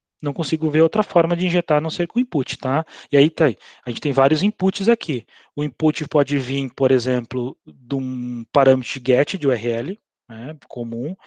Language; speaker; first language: Portuguese; native; Portuguese